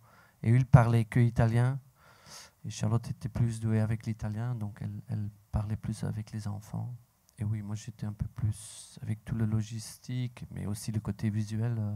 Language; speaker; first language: French; non-native, local second language; Dutch